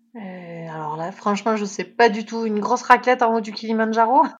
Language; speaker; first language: French; native; French